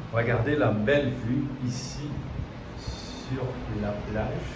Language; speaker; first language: French; non-native, fluent; German